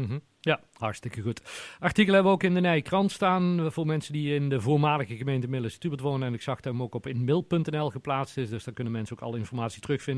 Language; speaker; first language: Dutch; native; Dutch